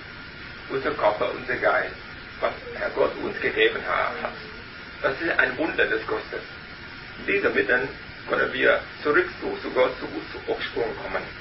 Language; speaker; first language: German; non-native, learner; Vietnamese